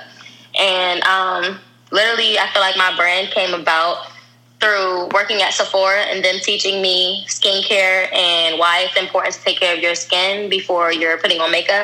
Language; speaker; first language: English; native; English